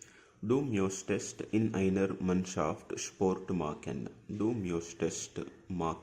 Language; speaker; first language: German; non-native, fluent; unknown